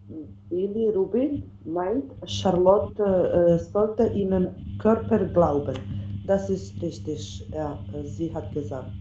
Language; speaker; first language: German; non-native, learner; Macedonian